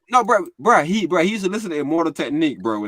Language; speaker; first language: English; native; English